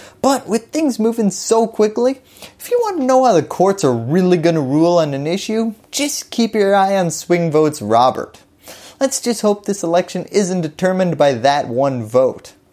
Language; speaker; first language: English; native; English